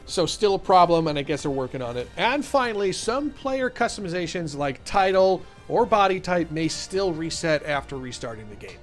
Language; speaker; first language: English; native; English